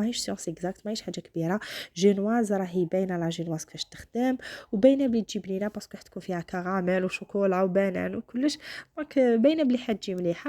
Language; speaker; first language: Arabic; native; Arabic